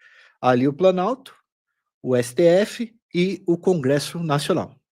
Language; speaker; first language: Portuguese; native; Portuguese